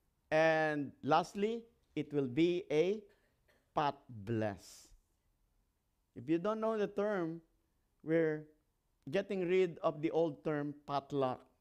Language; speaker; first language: English; non-native, local second language; Filipino